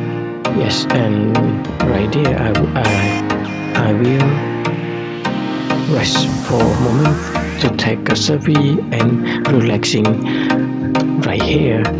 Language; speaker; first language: English; non-native, learner; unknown